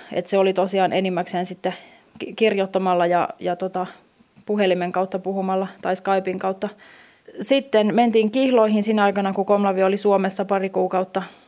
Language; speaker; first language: Finnish; native; Finnish